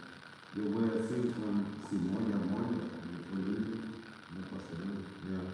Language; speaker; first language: Spanish; non-native, learner; Portuguese